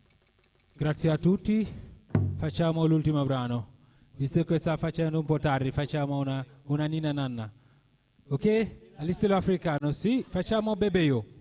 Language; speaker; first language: Italian; non-native, learner; Wolof